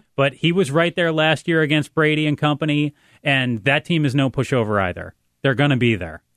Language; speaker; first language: English; native; English